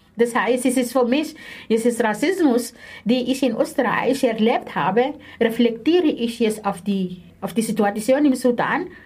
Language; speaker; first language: German; non-native, fluent; Arabic